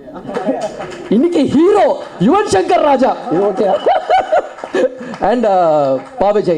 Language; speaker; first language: Tamil; native; Tamil